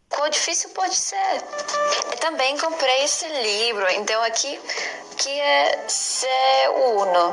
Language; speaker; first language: Portuguese; non-native, learner; Latvian